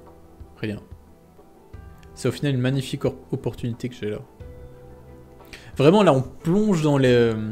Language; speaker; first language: French; native; French